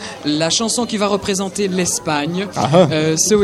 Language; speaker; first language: French; native; French